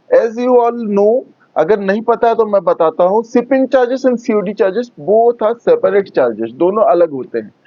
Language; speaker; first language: Hindi; non-native, local second language; Bangla